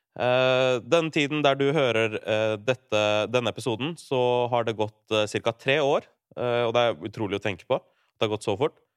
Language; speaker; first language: Norwegian; early bilingual, other home language; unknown